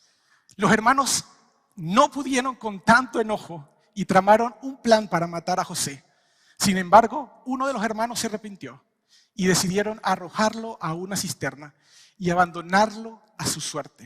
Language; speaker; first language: Spanish; native; Spanish